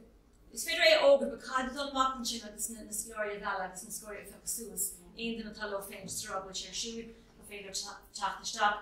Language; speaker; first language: Irish; non-native, local second language; English